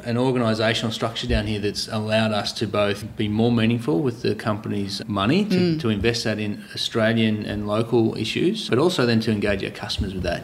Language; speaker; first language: English; native; English